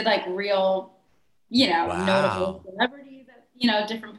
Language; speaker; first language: English; native; English